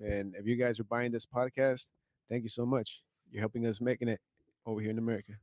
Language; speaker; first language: English; early bilingual, other home language; Spanish